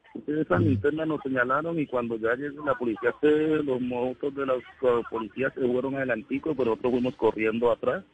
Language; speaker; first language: Spanish; native; Spanish